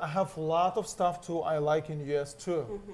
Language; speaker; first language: English; non-native, learner; Russian